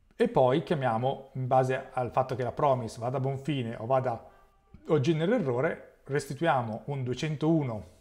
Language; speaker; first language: Italian; native; Italian